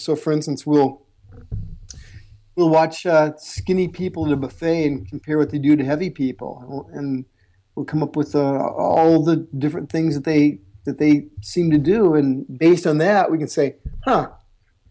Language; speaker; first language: English; native; English